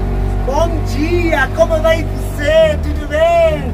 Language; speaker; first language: Portuguese; non-native, learner; Spanish